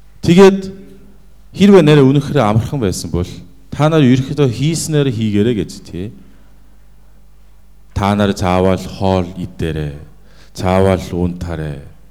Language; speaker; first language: Mongolian; non-native, fluent; Korean